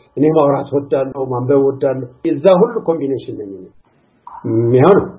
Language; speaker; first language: Amharic; non-native, local second language; Tigrinya